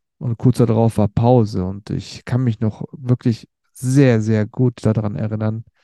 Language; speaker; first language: German; early bilingual, other home language; Turkish